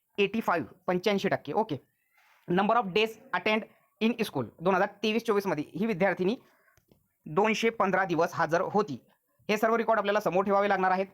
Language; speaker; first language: Marathi; non-native, local second language; Urdu